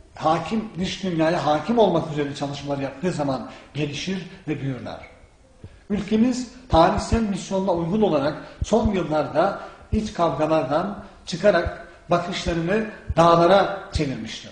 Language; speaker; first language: Turkish; native; Turkish